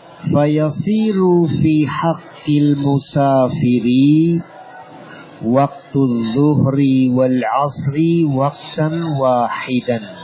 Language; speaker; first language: Arabic; non-native, fluent; Indonesian